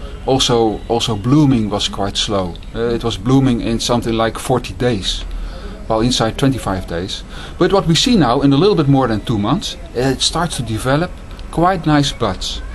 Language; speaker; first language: English; non-native, fluent; Dutch